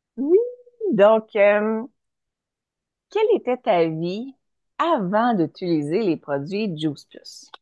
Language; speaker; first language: French; native; French